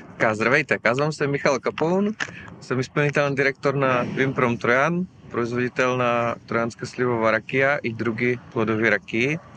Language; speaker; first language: Bulgarian; non-native, fluent; Czech